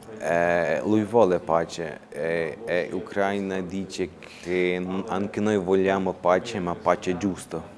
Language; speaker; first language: Italian; non-native, learner; Ukrainian